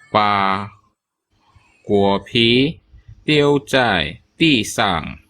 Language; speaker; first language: Chinese; non-native, learner; Indonesian